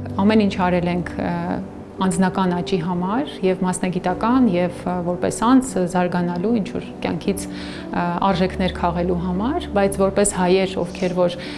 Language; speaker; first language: Armenian; native; Armenian